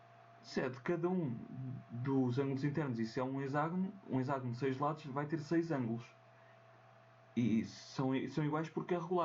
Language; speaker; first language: Portuguese; native; Portuguese